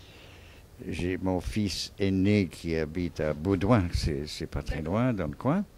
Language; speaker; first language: French; non-native, fluent; English